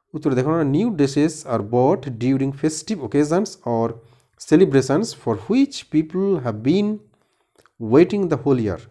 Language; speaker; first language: English; non-native, local second language; Bangla